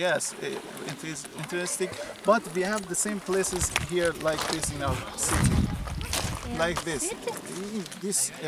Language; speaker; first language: English; non-native, learner; Persian